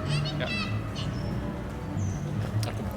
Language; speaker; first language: Indonesian; non-native, fluent; Polish